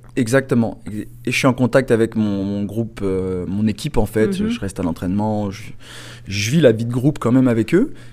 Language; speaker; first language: French; native; French